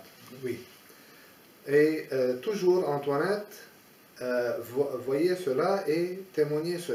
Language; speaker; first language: French; non-native, fluent; Aramaic